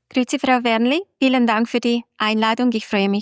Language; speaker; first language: German; non-native, fluent; Hungarian